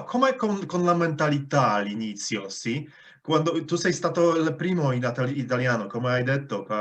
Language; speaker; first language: Italian; non-native, fluent; Polish